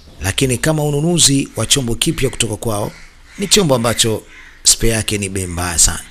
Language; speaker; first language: Swahili; native; Swahili